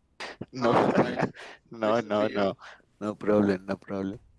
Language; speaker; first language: English; non-native, learner; Spanish